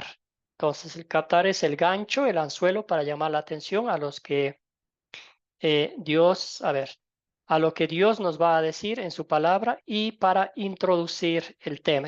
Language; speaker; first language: Spanish; native; Spanish